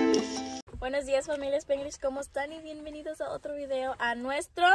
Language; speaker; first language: Spanish; early bilingual, heritage; Spanish